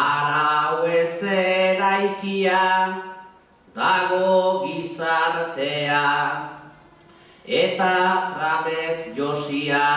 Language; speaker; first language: Basque; native; Basque